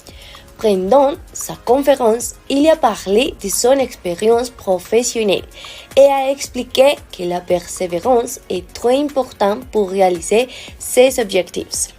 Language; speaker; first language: French; non-native, learner; Spanish